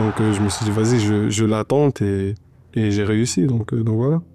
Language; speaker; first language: French; non-native, local second language; Arabic